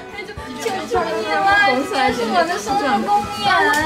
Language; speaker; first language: Chinese; native; Chinese